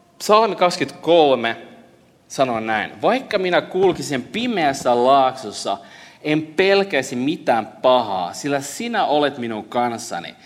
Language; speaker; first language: Finnish; early bilingual, heritage; Finnish